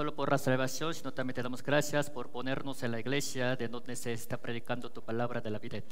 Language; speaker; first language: Spanish; native; Spanish